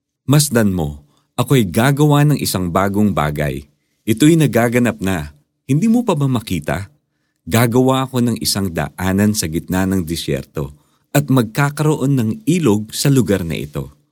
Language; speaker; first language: Filipino; native; Filipino